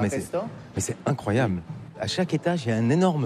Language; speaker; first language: French; native; French